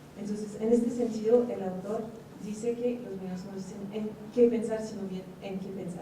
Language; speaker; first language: Spanish; non-native, fluent; French